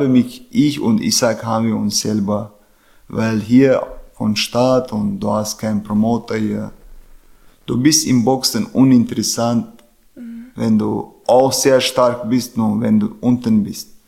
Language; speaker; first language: German; non-native, fluent; Chechen